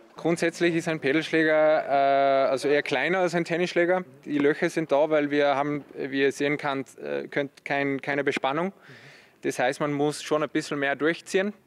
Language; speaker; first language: German; non-native, fluent; Spanish